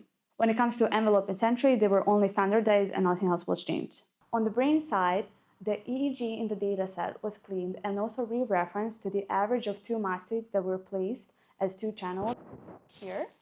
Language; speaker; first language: English; non-native, fluent; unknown